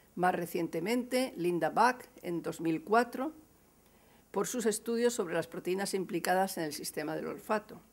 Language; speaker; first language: Spanish; native; Spanish